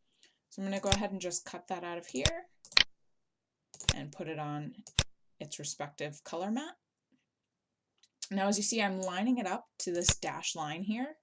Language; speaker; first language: English; native; English